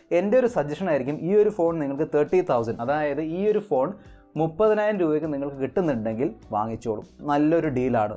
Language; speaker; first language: Malayalam; native; Malayalam